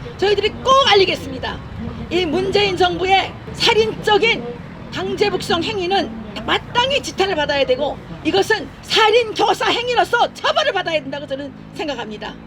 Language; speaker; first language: Korean; native; Korean